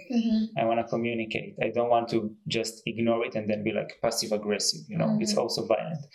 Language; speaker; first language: English; non-native, fluent; Hebrew